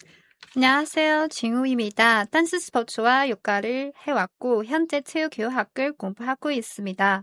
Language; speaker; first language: Korean; non-native, fluent; Chinese